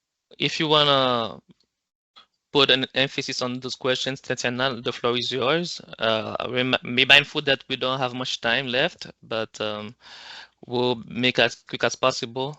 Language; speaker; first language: English; non-native, local second language; French